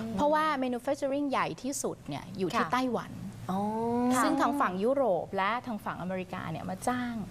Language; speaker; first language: Thai; native; Thai